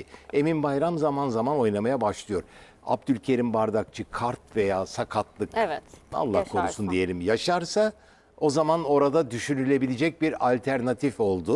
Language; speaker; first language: Turkish; native; Turkish